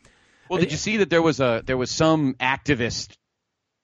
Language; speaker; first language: English; native; English